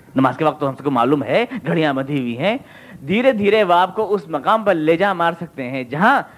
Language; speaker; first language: Urdu; native; Urdu